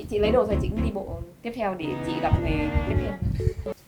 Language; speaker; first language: Vietnamese; non-native, fluent; Lao